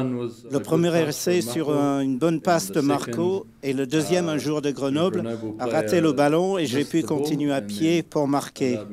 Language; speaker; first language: French; non-native, fluent; English